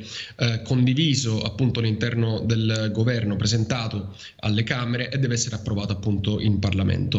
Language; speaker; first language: Italian; native; Italian